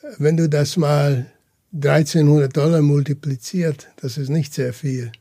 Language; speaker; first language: German; early bilingual, heritage; German